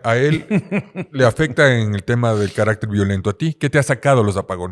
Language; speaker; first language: Spanish; native; Spanish